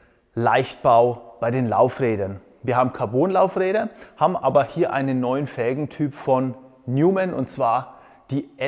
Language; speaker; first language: German; native; German